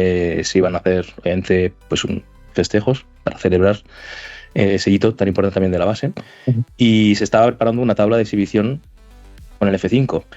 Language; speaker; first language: Spanish; native; Spanish